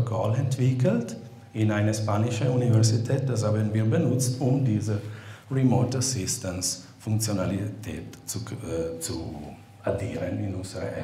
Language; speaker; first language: German; non-native, fluent; Italian